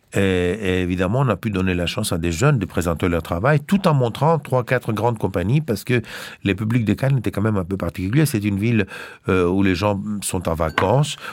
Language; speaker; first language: French; non-native, fluent; Greek